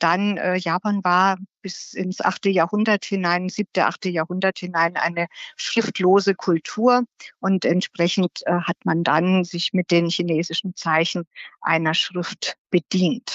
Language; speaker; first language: German; native; German